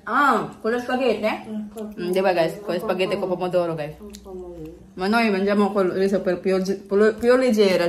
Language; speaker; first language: Italian; non-native, learner; Filipino